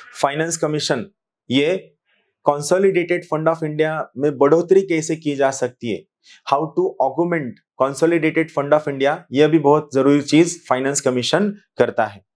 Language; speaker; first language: Hindi; non-native, local second language; Marathi